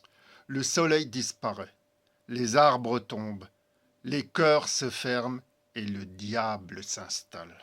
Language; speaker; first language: French; native; French